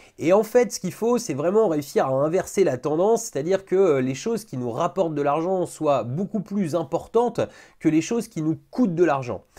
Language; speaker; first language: French; native; French